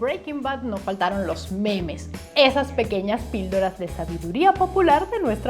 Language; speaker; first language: Spanish; native; Spanish